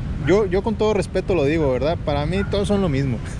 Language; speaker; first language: Spanish; native; Spanish